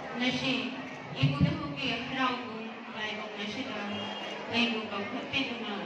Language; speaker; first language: Manipuri; native; Manipuri